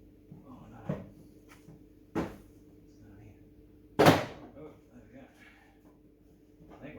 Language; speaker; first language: English; native; English